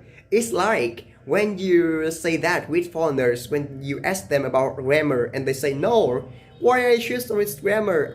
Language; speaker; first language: English; non-native, learner; Vietnamese